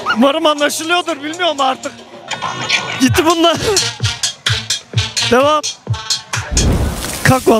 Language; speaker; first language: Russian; non-native, learner; Turkish